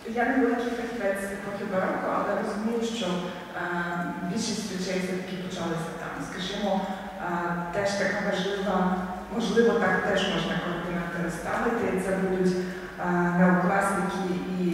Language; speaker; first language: Polish; non-native, learner; Ukrainian